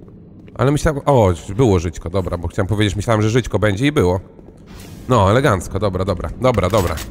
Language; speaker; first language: Polish; native; Polish